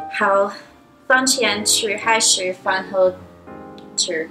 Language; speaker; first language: Chinese; non-native, learner; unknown